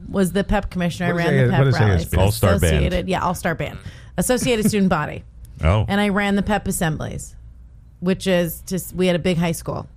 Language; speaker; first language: English; native; English